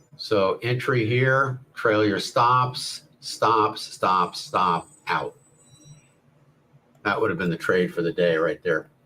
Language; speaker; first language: English; native; English